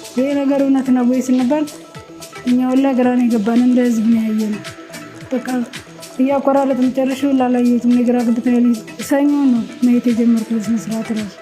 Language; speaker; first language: Amharic; native; Amharic